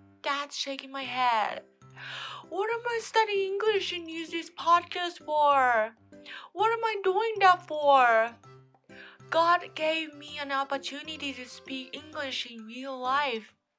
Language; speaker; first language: English; non-native, learner; Japanese